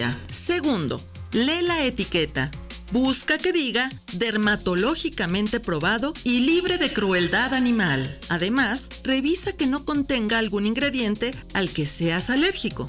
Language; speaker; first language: Spanish; native; Spanish